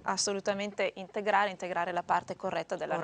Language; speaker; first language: Italian; native; Italian